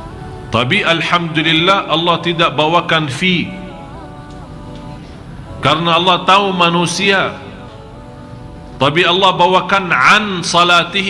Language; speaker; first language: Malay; non-native, fluent; Arabic